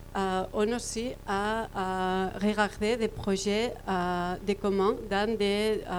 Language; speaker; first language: French; non-native, fluent; Spanish